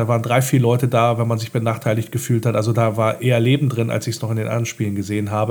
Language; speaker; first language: German; native; German